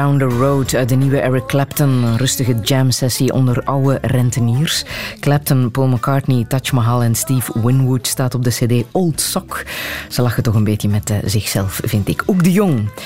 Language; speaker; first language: Dutch; native; Dutch